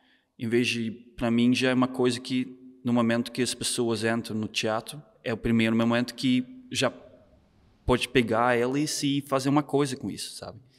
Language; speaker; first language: Portuguese; non-native, fluent; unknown